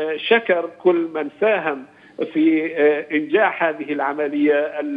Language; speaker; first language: Arabic; non-native, fluent; Turkish